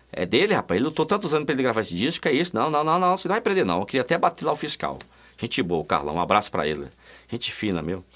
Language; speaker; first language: Portuguese; native; Portuguese